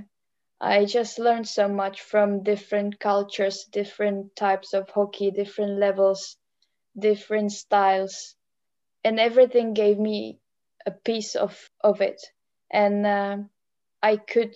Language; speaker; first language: English; non-native, fluent; Czech